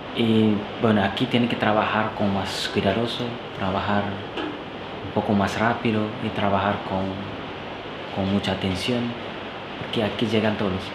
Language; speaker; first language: Spanish; non-native, fluent; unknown